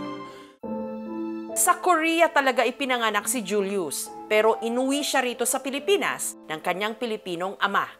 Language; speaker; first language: Filipino; native; Filipino